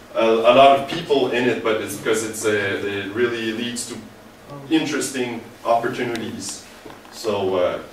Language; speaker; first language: English; native; English